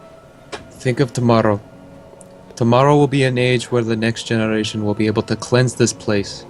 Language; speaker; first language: English; native; English